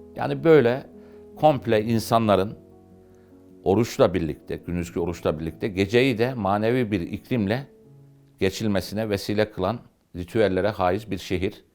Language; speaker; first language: Turkish; native; Turkish